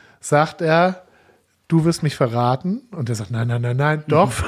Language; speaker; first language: German; native; German